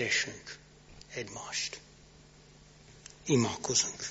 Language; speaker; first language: Hungarian; non-native, learner; English